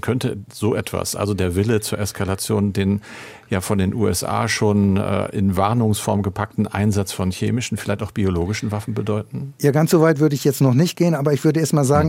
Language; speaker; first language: German; native; German